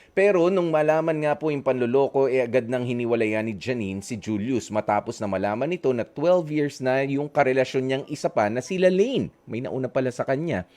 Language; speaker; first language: Filipino; native; Filipino